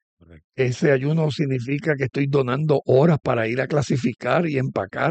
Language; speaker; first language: Spanish; native; Spanish